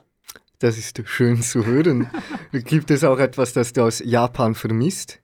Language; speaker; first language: German; native; German